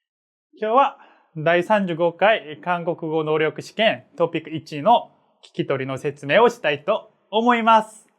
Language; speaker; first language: Japanese; non-native, fluent; Korean